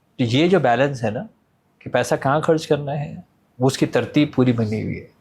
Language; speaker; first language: Urdu; native; Urdu